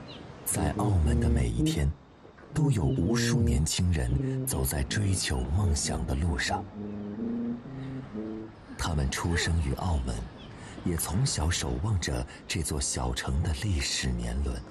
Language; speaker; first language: Chinese; native; Chinese